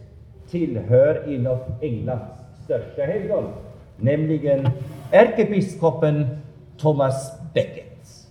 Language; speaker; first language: Swedish; non-native, fluent; German